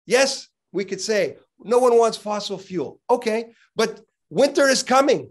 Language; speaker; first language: English; native; English